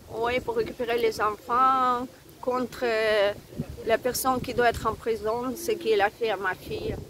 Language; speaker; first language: French; non-native, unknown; Russian